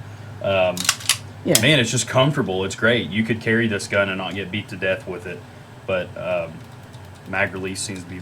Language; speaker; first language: English; native; English